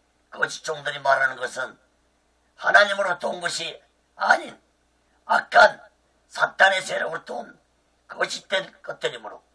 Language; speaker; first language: Korean; native; Korean